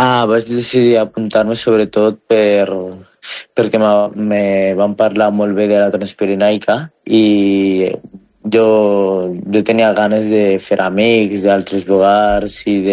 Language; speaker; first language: Catalan; non-native, fluent; Arabic